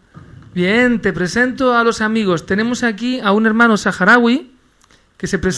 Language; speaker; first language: Spanish; native; Spanish